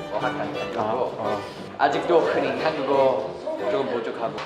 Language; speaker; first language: Korean; non-native, learner; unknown